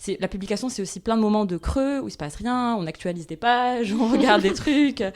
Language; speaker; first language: French; non-native, local second language; Arabic